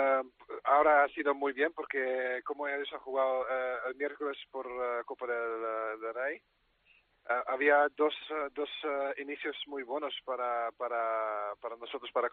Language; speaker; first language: Spanish; non-native, fluent; Dutch